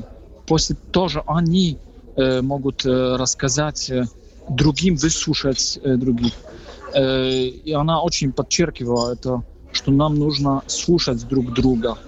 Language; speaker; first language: Russian; non-native, fluent; Polish